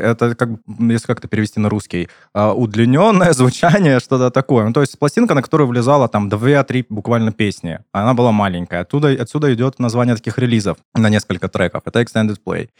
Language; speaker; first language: Russian; native; Russian